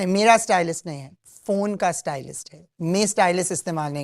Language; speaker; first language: Hindi; non-native, local second language; English